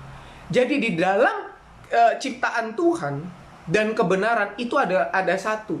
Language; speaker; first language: Indonesian; native; Indonesian